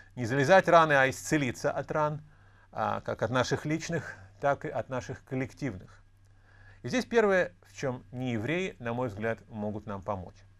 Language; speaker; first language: Russian; native; Russian